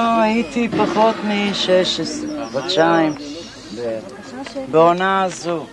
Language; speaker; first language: Hebrew; non-native, fluent; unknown